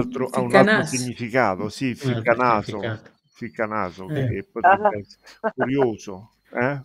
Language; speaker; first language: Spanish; non-native, learner; Italian